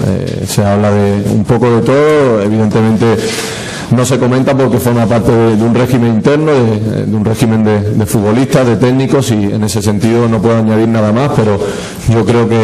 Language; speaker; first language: Spanish; native; Spanish